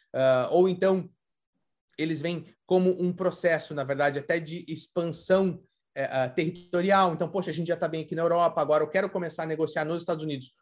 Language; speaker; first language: Portuguese; native; Portuguese